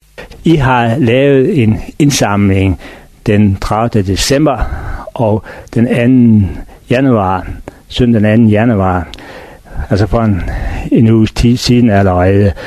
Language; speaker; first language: Danish; native; Danish